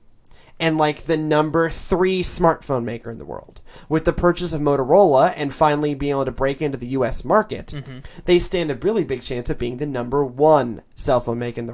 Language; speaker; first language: English; native; English